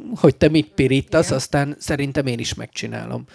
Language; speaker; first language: Hungarian; native; Hungarian